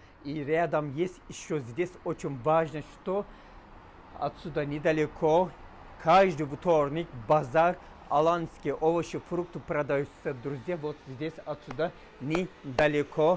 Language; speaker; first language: Russian; non-native, learner; Turkish